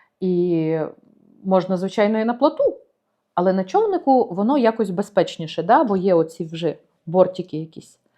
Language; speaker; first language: Ukrainian; native; Ukrainian